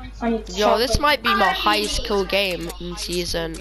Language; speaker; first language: English; native; English